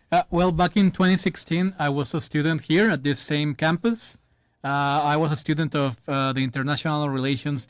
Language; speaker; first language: English; non-native, fluent; Spanish